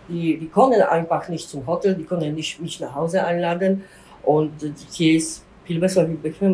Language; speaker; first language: German; non-native, learner; Polish